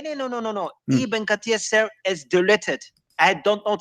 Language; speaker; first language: English; non-native, learner; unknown